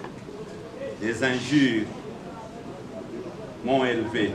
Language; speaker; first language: French; non-native, local second language; Swahili